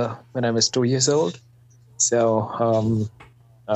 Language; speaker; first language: English; non-native, local second language; Hindi